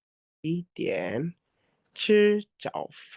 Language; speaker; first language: Chinese; non-native, learner; Indonesian